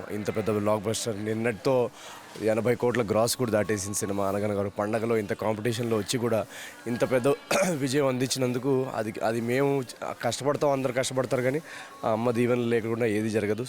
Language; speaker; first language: Telugu; native; Telugu